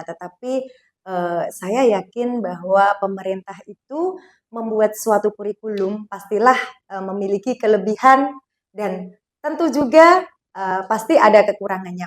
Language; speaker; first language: Indonesian; non-native, local second language; Javanese